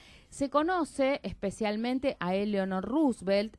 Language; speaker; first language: Spanish; native; Spanish